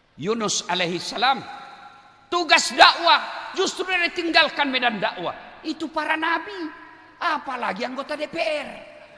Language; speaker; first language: Indonesian; non-native, local second language; Buginese